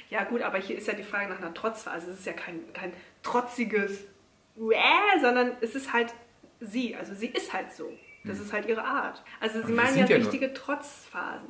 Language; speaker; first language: German; native; German